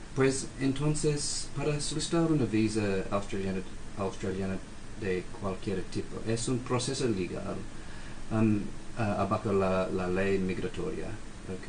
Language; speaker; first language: Spanish; non-native, fluent; English